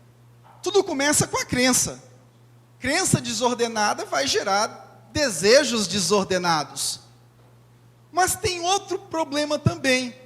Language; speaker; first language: Portuguese; native; Portuguese